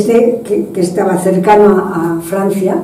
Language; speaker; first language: Spanish; non-native, fluent; French